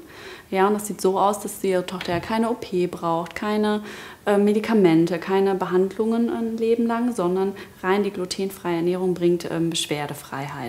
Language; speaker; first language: German; native; German